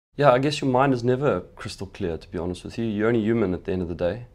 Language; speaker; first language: English; native; English